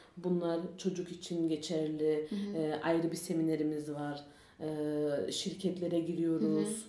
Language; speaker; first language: Turkish; early bilingual, heritage; Turkish